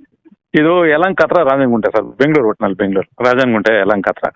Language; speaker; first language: Kannada; native; Kannada